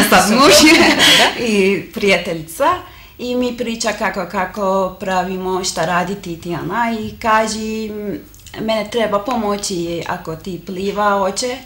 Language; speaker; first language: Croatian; non-native, learner; Turkish